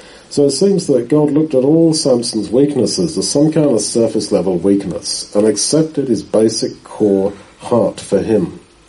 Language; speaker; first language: English; native; English